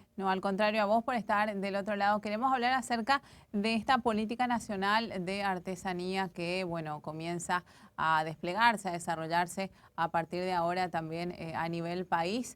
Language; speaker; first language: Spanish; native; Spanish